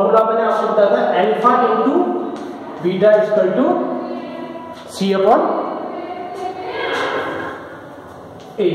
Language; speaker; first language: Hindi; native; Hindi